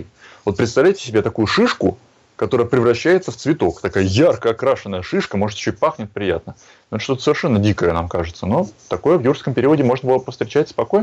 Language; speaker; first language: Russian; native; Russian